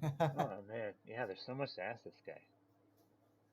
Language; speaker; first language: English; native; English